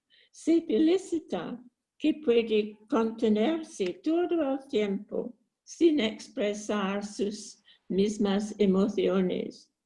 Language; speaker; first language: Spanish; non-native, learner; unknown